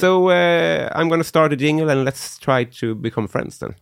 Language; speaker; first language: English; non-native, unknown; Swedish